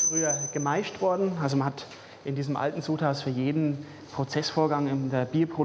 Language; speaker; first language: German; native; German